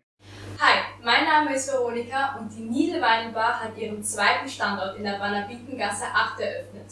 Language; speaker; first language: German; native; German